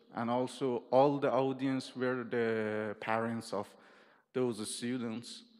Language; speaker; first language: English; non-native, fluent; Persian